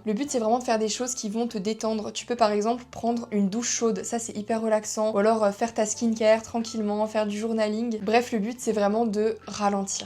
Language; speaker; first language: French; native; French